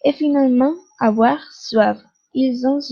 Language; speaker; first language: French; non-native, fluent; Spanish